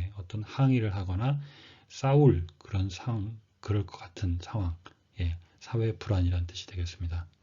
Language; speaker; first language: Korean; native; Korean